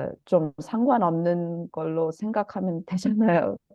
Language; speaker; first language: Korean; early bilingual, heritage; Korean